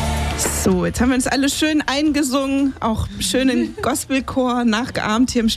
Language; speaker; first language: German; native; German